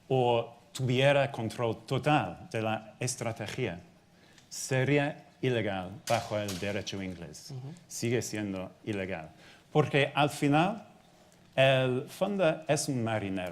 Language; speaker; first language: Spanish; non-native, fluent; English